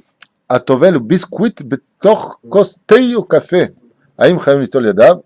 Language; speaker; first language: Hebrew; non-native, fluent; French